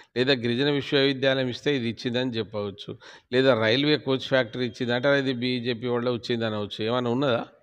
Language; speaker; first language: Telugu; non-native, local second language; Lambadi